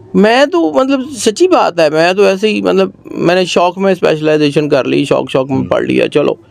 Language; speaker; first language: Urdu; non-native, local second language; Punjabi